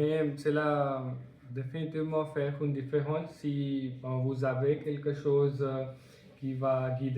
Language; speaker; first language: French; non-native, learner; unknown